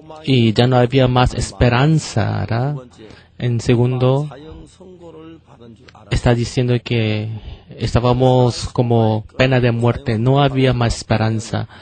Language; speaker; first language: Spanish; non-native, fluent; Korean